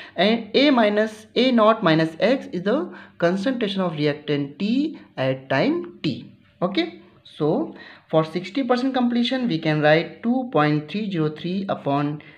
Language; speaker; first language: Hindi; native; Hindi